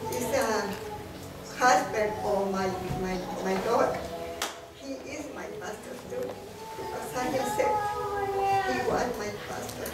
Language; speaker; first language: English; non-native, learner; Spanish